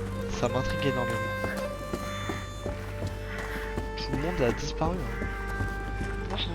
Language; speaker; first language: French; native; French